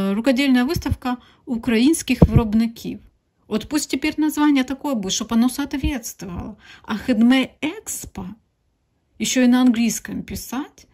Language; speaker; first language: Ukrainian; non-native, local second language; Russian